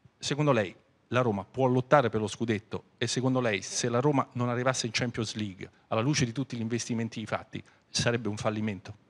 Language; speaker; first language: Italian; native; Italian